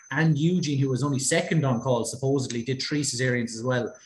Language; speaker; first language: English; native; English